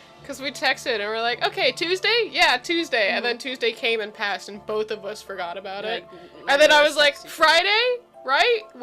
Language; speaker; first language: English; native; English